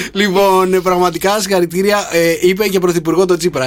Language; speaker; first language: Greek; native; Greek